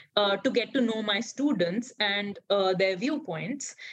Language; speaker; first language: English; non-native, local second language; Hindi